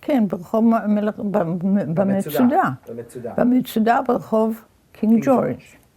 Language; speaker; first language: Hebrew; early bilingual, other home language; Yiddish